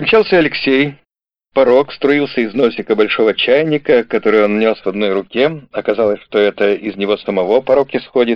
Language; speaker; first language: Russian; native; Russian